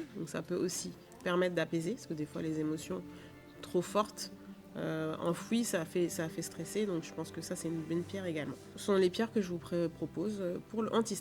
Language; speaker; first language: French; native; French